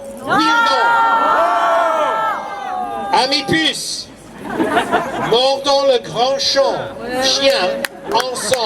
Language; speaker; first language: French; non-native, fluent; English